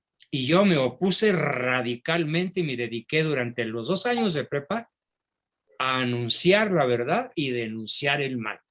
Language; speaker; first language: Spanish; native; Spanish